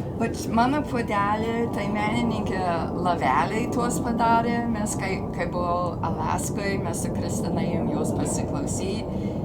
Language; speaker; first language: Lithuanian; early bilingual, heritage; Lithuanian